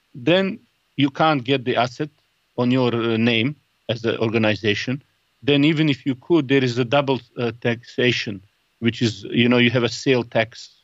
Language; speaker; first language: English; non-native, fluent; Bosnian